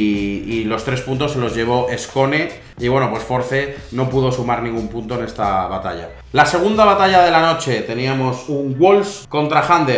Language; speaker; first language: Spanish; native; Spanish